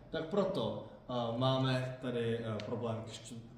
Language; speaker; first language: Czech; non-native, fluent; Korean